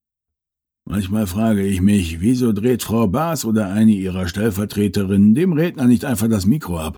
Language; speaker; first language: German; native; German